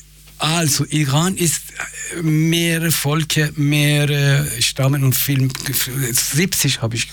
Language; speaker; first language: German; non-native, fluent; Persian